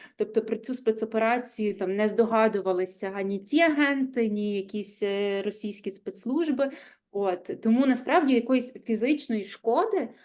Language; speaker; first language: Ukrainian; native; Ukrainian